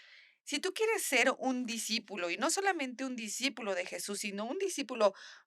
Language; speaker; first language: Spanish; native; Spanish